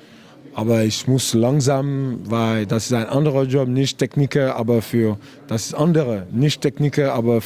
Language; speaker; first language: German; non-native, learner; French